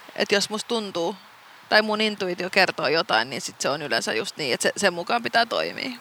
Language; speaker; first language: Finnish; non-native, local second language; Swedish